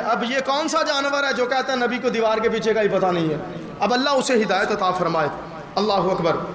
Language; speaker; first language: Urdu; non-native, local second language; Punjabi